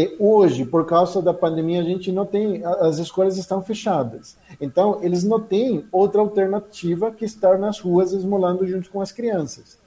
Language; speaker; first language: Portuguese; non-native, fluent; Spanish